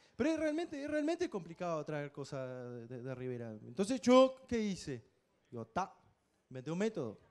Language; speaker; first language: Spanish; native; Spanish